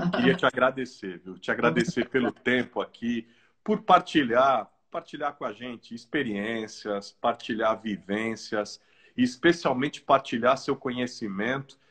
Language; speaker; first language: Portuguese; native; Portuguese